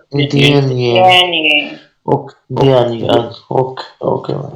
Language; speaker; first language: Chinese; non-native, learner; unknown